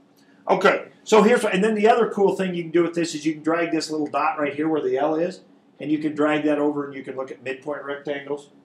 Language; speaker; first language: English; native; English